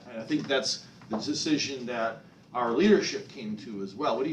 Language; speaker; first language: English; native; English